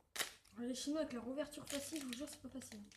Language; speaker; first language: French; native; French